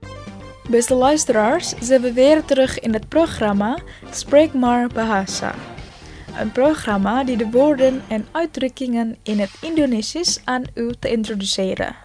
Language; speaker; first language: Dutch; non-native, learner; Indonesian